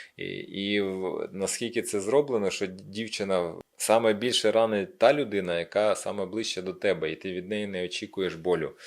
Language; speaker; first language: Ukrainian; non-native, local second language; Russian